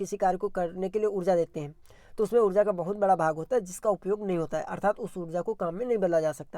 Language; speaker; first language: Hindi; native; Hindi